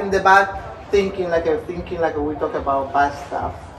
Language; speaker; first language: English; non-native, learner; Spanish